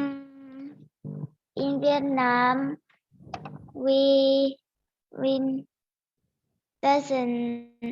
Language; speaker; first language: English; non-native, learner; Vietnamese